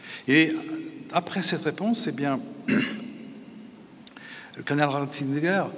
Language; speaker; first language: French; native; French